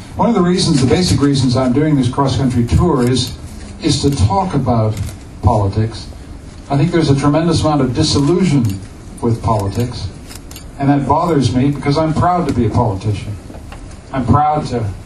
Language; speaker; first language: English; native; English